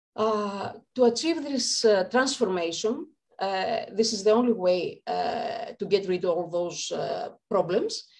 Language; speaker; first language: English; non-native, fluent; Greek